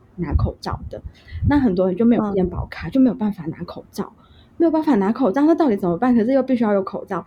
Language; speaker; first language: Chinese; non-native, local second language; Cantonese